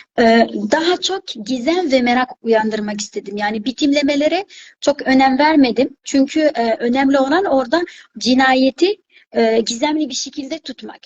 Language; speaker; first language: Turkish; non-native, fluent; Arabic